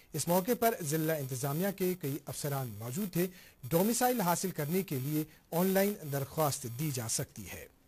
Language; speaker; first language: Urdu; non-native, local second language; Kashmiri